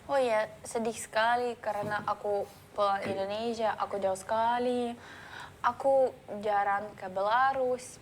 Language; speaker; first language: Indonesian; non-native, learner; Russian